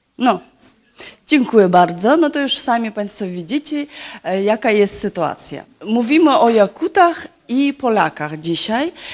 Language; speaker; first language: Polish; non-native, fluent; Yakut